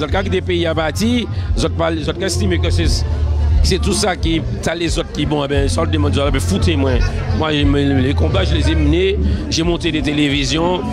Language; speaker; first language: French; native; French